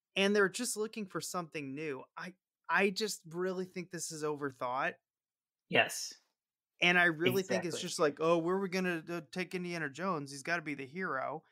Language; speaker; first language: English; native; English